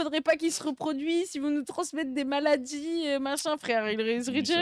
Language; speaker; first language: French; native; French